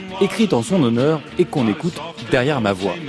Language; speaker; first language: French; native; French